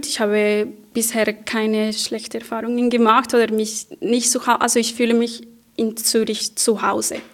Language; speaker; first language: German; non-native, fluent; Spanish